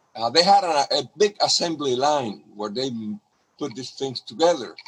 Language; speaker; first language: English; non-native, fluent; Spanish